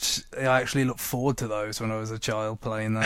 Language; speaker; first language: English; native; English